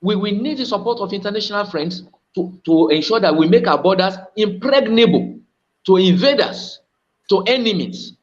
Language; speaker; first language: English; non-native, local second language; Yoruba